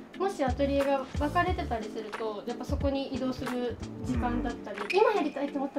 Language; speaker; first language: Japanese; native; Japanese